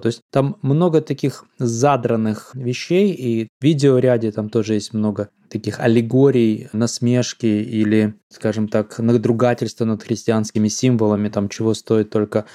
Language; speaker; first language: Russian; native; Russian